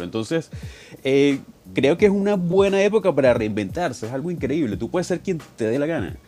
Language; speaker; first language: Spanish; native; Spanish